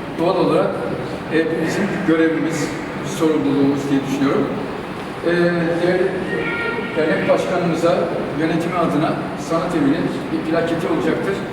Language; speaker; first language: Turkish; native; Turkish